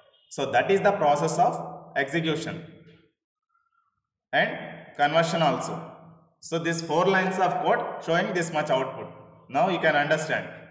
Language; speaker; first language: English; non-native, local second language; Telugu